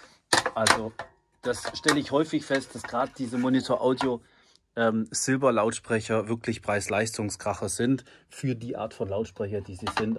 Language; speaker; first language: German; native; German